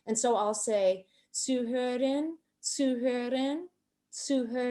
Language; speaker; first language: German; non-native, fluent; English